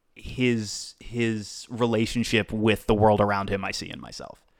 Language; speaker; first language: English; native; English